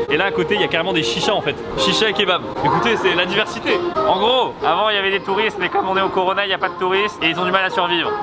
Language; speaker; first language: French; native; French